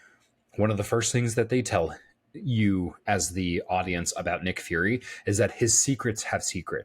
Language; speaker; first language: English; native; English